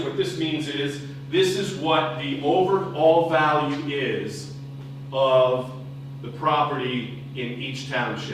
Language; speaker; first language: English; native; English